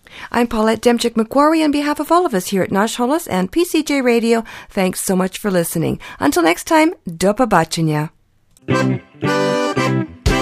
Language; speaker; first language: English; early bilingual, other home language; Ukrainian